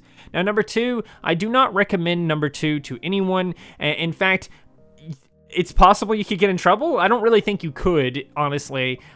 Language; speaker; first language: English; native; English